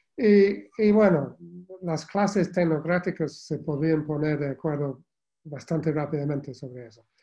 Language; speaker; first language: Spanish; non-native, fluent; English